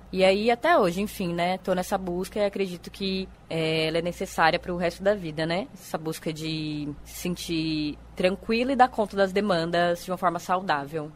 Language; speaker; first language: Portuguese; native; Portuguese